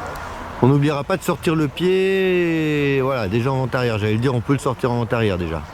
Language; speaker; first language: French; native; French